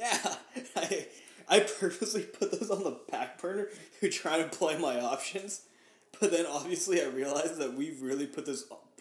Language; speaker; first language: English; early bilingual, other home language; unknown